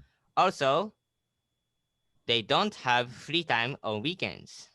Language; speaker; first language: English; non-native, learner; Japanese